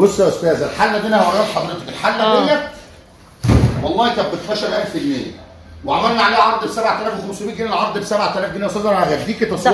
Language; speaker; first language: Arabic; native; Arabic